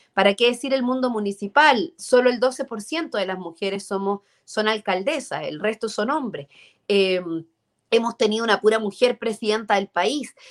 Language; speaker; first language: Spanish; native; Spanish